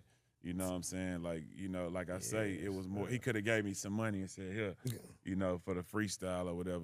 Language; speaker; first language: English; native; English